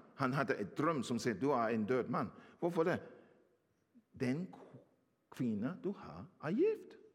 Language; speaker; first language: Norwegian; non-native, fluent; English